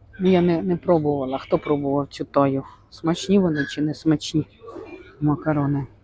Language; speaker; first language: Ukrainian; native; Ukrainian